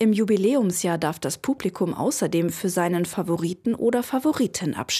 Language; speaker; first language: German; native; German